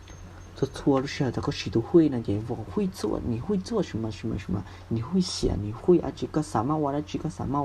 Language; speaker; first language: Chinese; non-native, fluent; Hmong